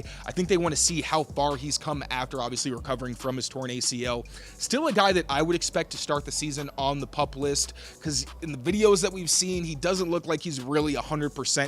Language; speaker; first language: English; native; English